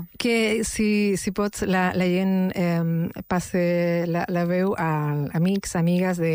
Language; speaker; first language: Catalan; non-native, local second language; Spanish